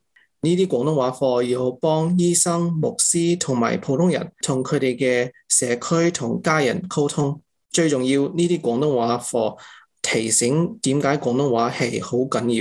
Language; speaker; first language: Cantonese; early bilingual, heritage; English